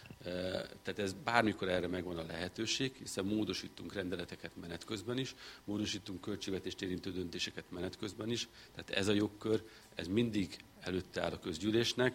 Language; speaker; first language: Hungarian; native; Hungarian